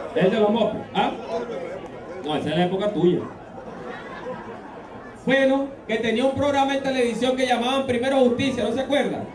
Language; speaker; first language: Spanish; native; Spanish